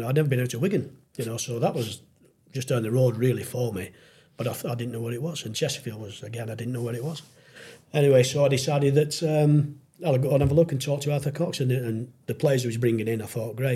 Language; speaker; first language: English; native; English